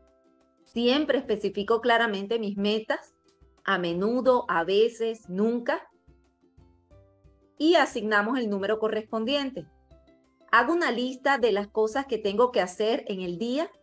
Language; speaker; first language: Spanish; native; Spanish